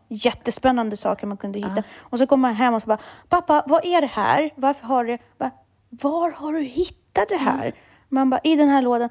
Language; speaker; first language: Swedish; early bilingual, other home language; Russian